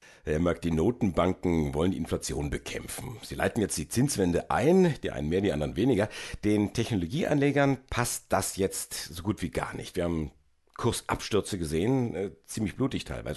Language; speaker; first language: German; native; German